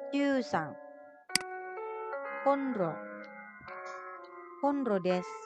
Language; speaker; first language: Japanese; non-native, fluent; Indonesian